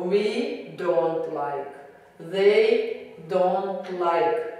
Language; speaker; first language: English; non-native, learner; Russian